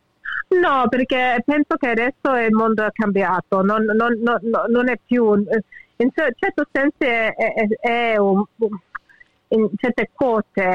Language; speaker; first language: Italian; early bilingual, heritage; English